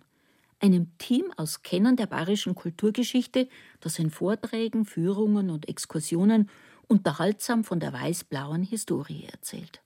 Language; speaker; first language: German; native; German